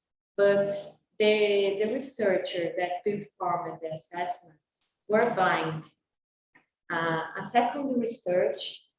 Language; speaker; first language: English; non-native, fluent; Portuguese